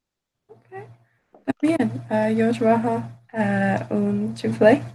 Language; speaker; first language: Spanish; non-native, learner; English